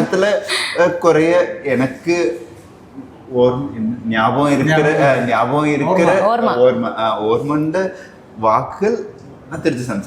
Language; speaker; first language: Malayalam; non-native, learner; Tamil